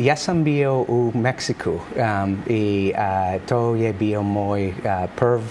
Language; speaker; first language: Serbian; non-native, learner; English